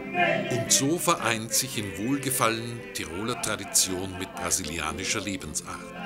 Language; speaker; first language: German; native; German